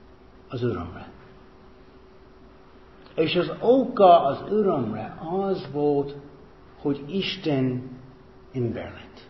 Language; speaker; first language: Hungarian; non-native, fluent; English